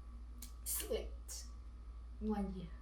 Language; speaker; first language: English; non-native, learner; Vietnamese